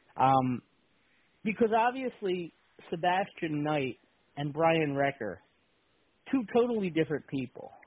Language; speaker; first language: English; native; English